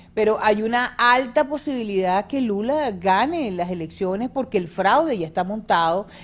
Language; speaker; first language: Spanish; native; Spanish